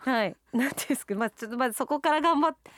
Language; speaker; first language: Japanese; native; Japanese